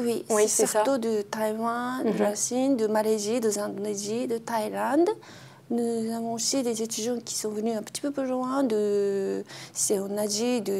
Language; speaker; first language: French; non-native, fluent; Japanese